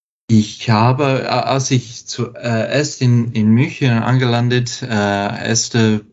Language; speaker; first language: German; non-native, fluent; English